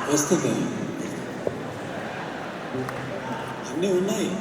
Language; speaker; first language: Telugu; non-native, fluent; Tamil